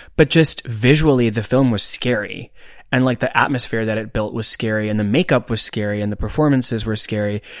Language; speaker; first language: English; non-native, local second language; Hindi